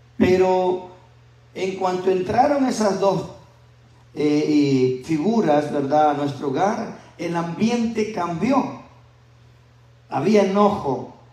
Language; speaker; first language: Spanish; native; Spanish